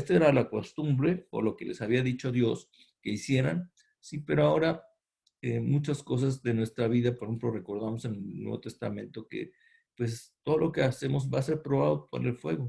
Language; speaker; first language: Spanish; native; Spanish